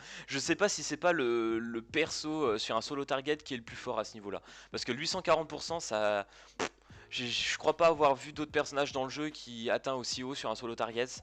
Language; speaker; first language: French; native; French